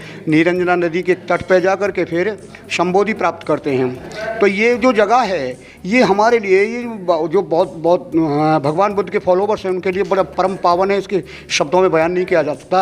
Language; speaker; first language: Hindi; native; Hindi